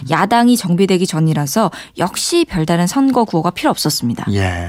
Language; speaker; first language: Korean; native; Korean